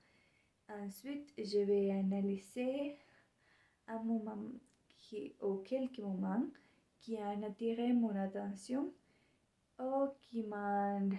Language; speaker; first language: French; non-native, learner; Spanish